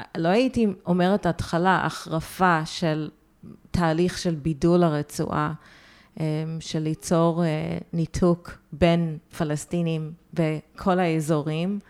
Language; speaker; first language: Hebrew; early bilingual, heritage; Hebrew